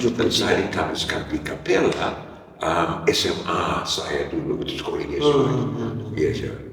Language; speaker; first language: Indonesian; non-native, fluent; English